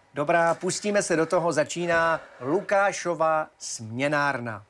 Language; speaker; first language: Czech; native; Czech